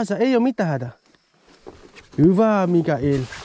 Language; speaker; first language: Finnish; non-native, learner; Malay